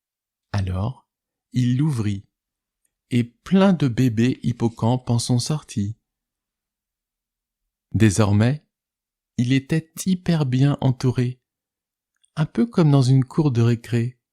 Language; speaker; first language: French; native; French